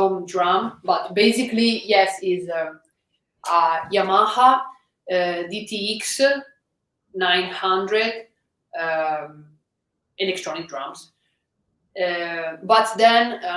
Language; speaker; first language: English; non-native, fluent; Italian